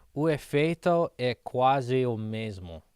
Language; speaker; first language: Portuguese; non-native, learner; English